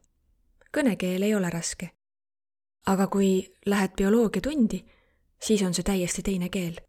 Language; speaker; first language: Estonian; non-native, learner; Arabic